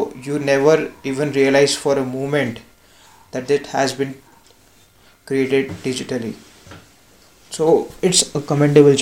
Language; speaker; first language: English; non-native, local second language; Marathi